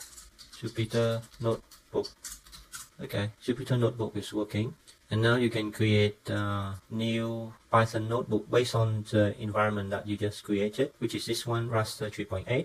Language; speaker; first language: English; non-native, fluent; Vietnamese